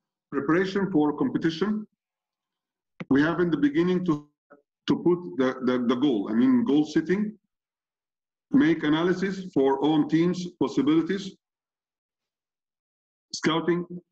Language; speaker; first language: English; non-native, fluent; Arabic